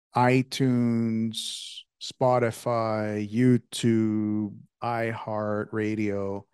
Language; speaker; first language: English; native; English